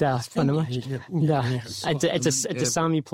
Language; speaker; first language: Russian; non-native, learner; English